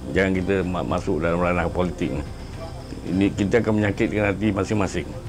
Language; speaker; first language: Malay; native; Malay